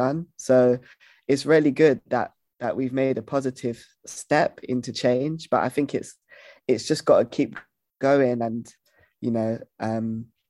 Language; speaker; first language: English; native; English